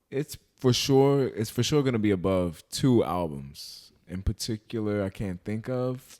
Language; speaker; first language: English; native; English